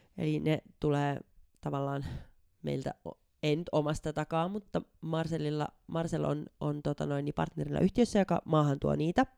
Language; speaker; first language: Finnish; native; Finnish